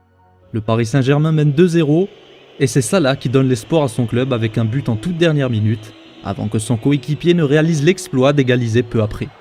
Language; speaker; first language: French; native; French